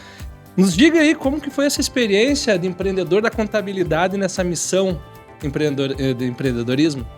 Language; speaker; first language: Portuguese; native; Portuguese